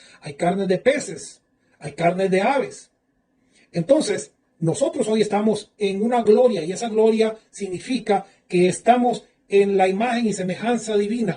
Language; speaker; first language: Spanish; native; Spanish